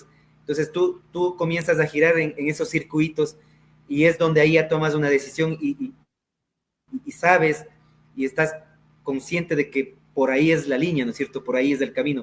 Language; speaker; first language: Spanish; native; Spanish